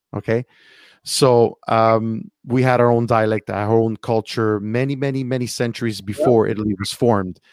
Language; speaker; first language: English; early bilingual, heritage; Italian